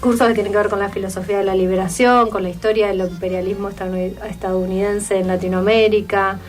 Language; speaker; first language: Spanish; native; Spanish